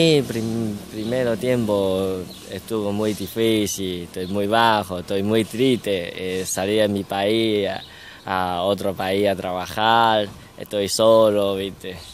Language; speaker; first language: Spanish; non-native, learner; Chinese